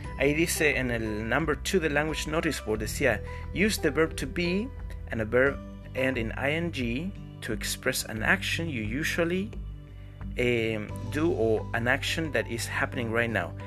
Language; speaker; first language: English; non-native, fluent; Spanish